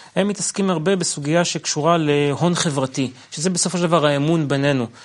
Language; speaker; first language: Hebrew; native; Hebrew